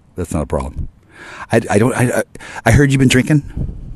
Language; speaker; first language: English; native; English